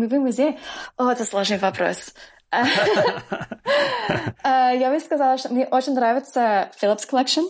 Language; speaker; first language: Russian; non-native, fluent; English